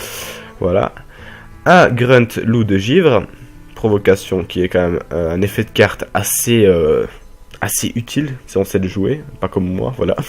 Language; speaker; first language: French; native; French